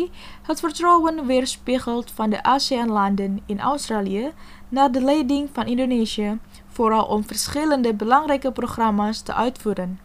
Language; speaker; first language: Dutch; non-native, fluent; Indonesian